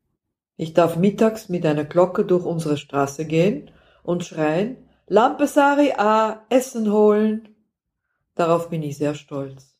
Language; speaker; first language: German; non-native, fluent; Dutch